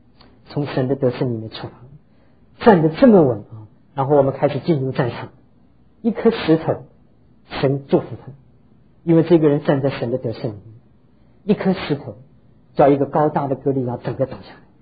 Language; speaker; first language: Chinese; native; Chinese